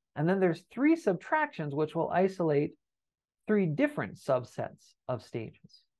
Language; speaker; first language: English; native; English